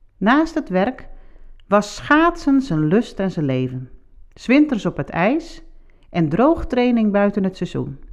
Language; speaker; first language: Dutch; non-native, local second language; Western Frisian